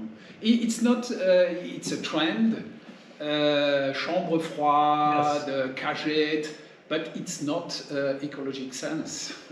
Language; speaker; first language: English; non-native, learner; French